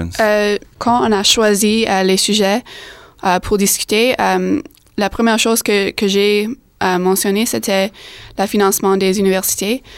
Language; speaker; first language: French; non-native, fluent; English